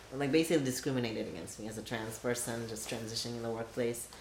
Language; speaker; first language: English; non-native, local second language; Bangla